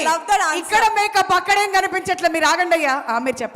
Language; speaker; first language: Telugu; native; Telugu